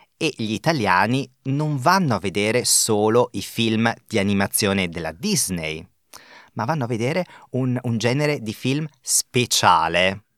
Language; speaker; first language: Italian; native; Italian